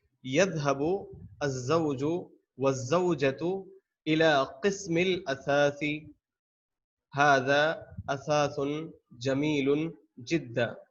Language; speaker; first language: Arabic; non-native, fluent; Urdu